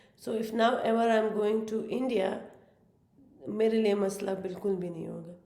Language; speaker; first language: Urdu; non-native, fluent; Persian